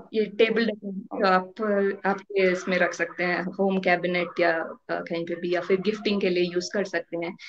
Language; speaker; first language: Hindi; non-native, local second language; Tamil